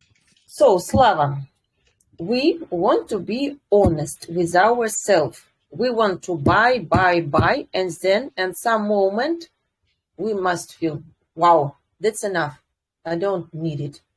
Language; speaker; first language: English; non-native, fluent; Russian